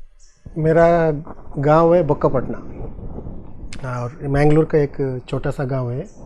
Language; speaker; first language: Hindi; non-native, local second language; Tulu